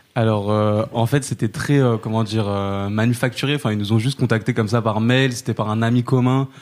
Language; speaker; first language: French; native; French